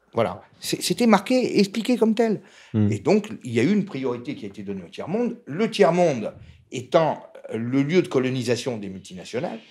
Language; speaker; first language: French; native; French